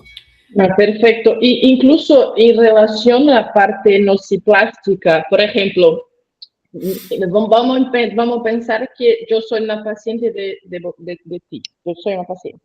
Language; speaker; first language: Spanish; non-native, learner; Portuguese